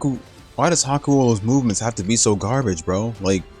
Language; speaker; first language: English; native; English